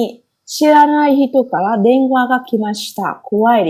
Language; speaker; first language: Japanese; non-native, learner; Vietnamese